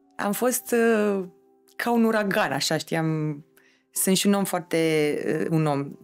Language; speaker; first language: Romanian; native; Romanian